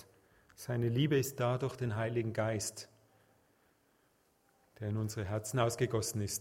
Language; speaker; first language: German; native; German